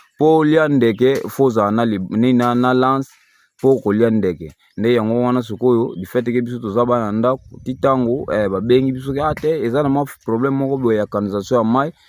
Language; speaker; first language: Lingala; non-native, local second language; Kongo